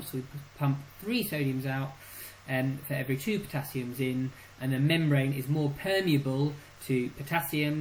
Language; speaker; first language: English; native; English